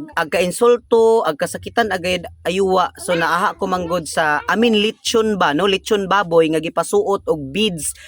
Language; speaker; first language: Cebuano; non-native, local second language; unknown